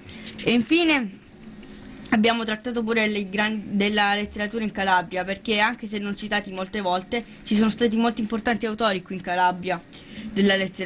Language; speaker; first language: Italian; native; Italian